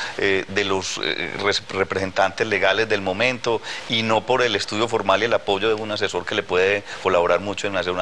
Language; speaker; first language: Spanish; native; Spanish